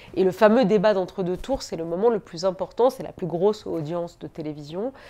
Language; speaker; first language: French; native; French